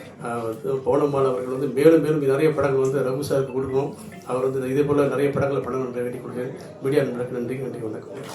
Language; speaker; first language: Tamil; native; Tamil